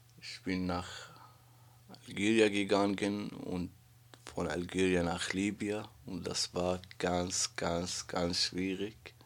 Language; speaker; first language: German; non-native, learner; Arabic